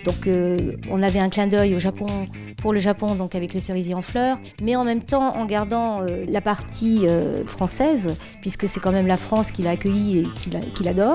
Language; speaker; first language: French; native; French